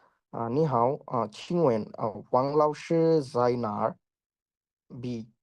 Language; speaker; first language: Chinese; non-native, learner; Bangla